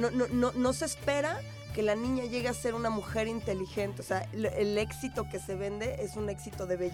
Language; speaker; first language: Spanish; native; Spanish